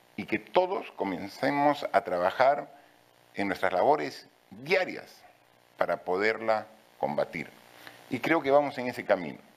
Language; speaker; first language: Spanish; native; Spanish